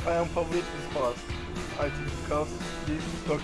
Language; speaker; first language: English; non-native, learner; Turkish